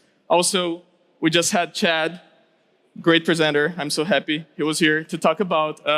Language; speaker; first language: English; non-native, local second language; Portuguese